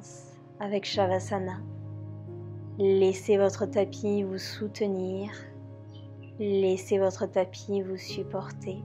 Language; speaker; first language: French; native; French